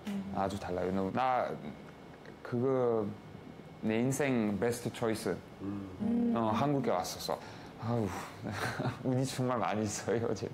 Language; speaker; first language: Korean; non-native, learner; French